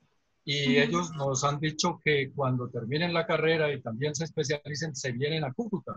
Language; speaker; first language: Spanish; native; Spanish